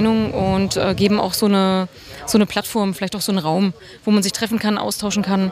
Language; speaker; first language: German; native; German